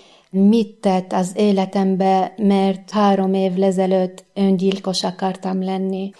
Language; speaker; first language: Hungarian; non-native, fluent; Arabic